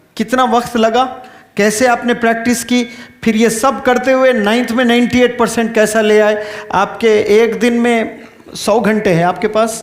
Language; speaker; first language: Urdu; native; Urdu